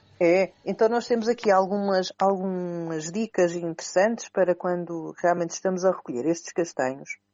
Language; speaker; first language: Portuguese; native; Portuguese